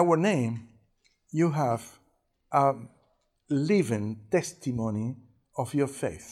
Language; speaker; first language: English; non-native, fluent; Spanish